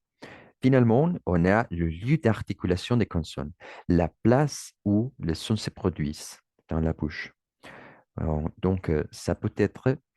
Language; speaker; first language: French; non-native, learner; Spanish